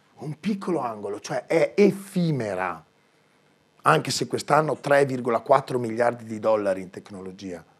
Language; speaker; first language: Italian; native; Italian